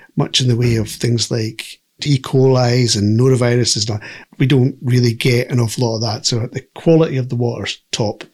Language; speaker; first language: English; native; English